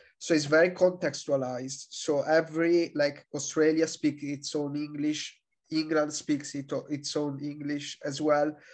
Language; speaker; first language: English; non-native, fluent; Italian